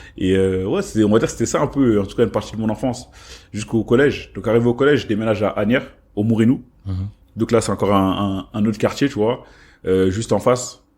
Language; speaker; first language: French; early bilingual, other home language; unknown